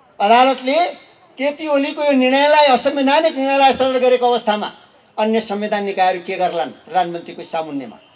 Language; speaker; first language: Nepali; native; Nepali